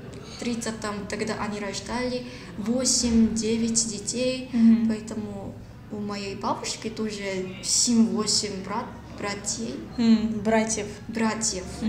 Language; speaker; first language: Russian; non-native, learner; Korean